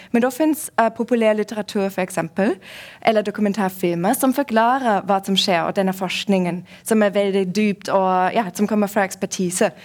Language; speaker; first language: Norwegian; non-native, fluent; German